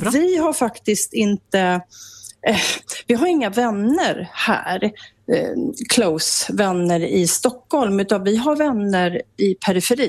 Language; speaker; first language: Swedish; native; Swedish